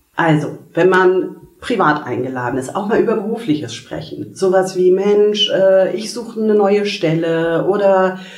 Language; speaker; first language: German; native; German